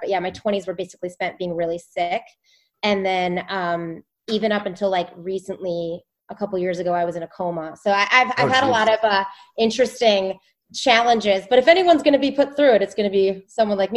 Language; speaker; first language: English; native; English